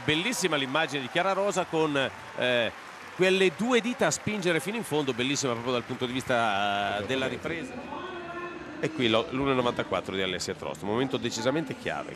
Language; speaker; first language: Italian; native; Italian